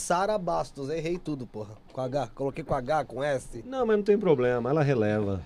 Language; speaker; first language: Portuguese; native; Portuguese